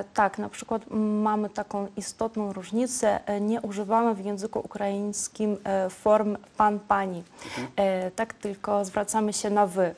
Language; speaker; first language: Polish; non-native, local second language; Ukrainian